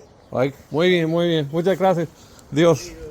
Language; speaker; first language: Spanish; non-native, learner; English